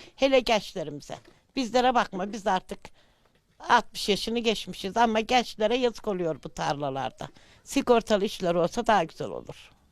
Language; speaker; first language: Turkish; native; Turkish